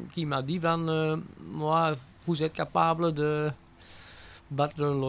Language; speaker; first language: French; non-native, local second language; Dutch